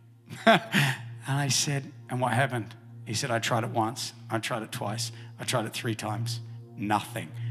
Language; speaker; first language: English; native; English